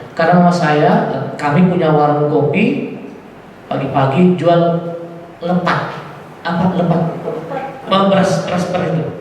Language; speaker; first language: Indonesian; non-native, local second language; Batak Toba